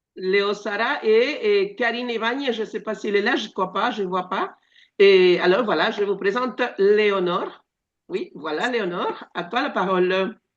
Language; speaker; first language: French; non-native, fluent; Spanish